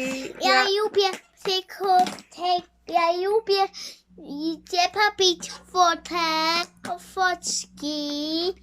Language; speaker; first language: Polish; early bilingual, heritage; Polish